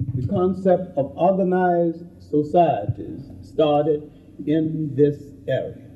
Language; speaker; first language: English; native; English